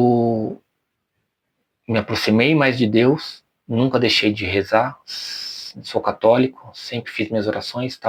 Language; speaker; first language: Portuguese; native; Portuguese